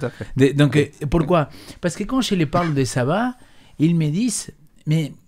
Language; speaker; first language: French; non-native, fluent; Spanish